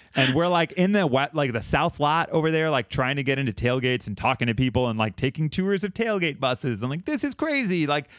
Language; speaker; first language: English; native; English